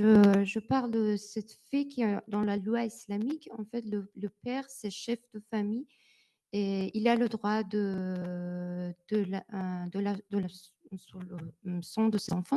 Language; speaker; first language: French; non-native, learner; Persian